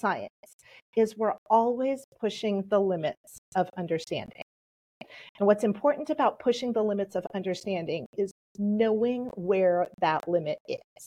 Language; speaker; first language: English; early bilingual, other home language; Polish